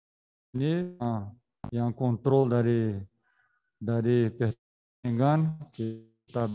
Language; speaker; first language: Indonesian; non-native, fluent; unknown